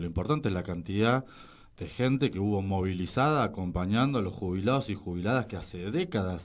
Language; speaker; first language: Spanish; native; Spanish